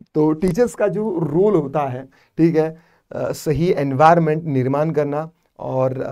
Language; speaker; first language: Hindi; non-native, local second language; Marathi